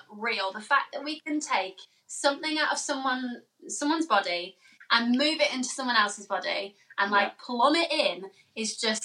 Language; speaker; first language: English; native; English